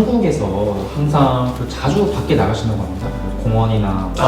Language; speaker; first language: Korean; native; Korean